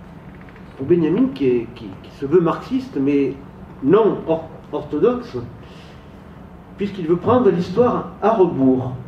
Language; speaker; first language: French; native; French